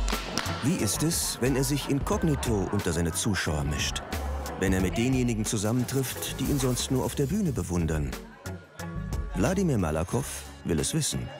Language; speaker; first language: German; native; German